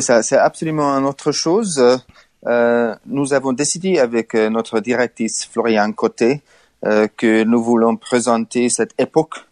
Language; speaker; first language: French; non-native, learner; Hungarian